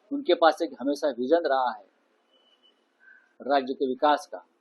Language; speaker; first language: Hindi; non-native, local second language; Marathi